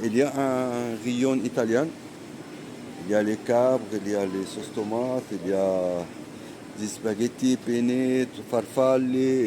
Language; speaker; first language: French; non-native, learner; Arabic